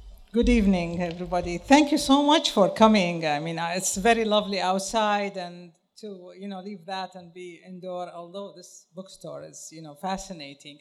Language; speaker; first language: English; non-native, fluent; Arabic